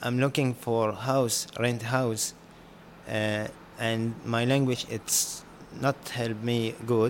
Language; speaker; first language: English; non-native, learner; Arabic